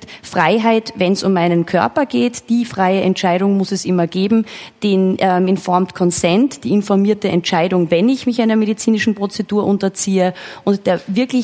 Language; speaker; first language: German; native; German